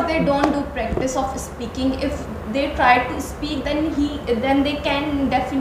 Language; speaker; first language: English; non-native, learner; Hindi